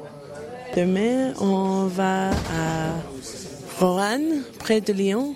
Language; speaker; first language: French; non-native, learner; English